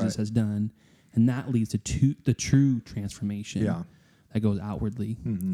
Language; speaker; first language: English; native; English